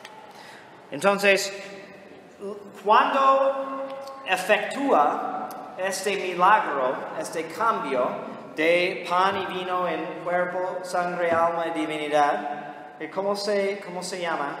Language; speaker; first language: Spanish; non-native, fluent; English